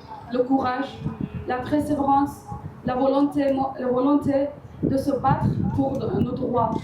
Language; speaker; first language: French; non-native, learner; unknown